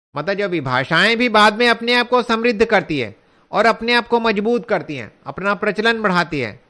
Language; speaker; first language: Hindi; native; Hindi